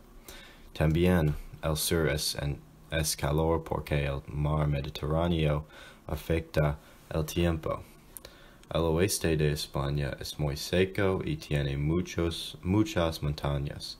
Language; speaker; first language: Spanish; non-native, learner; English